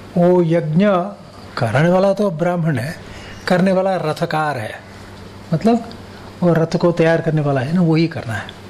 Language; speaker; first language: Hindi; non-native, local second language; Kannada